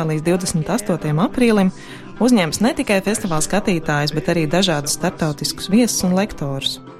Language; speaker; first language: Latvian; native; Latvian